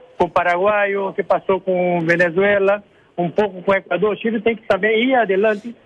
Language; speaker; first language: Spanish; non-native, learner; Portuguese